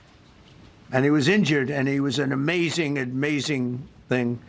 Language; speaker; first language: English; native; English